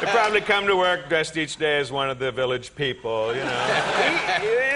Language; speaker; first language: English; native; English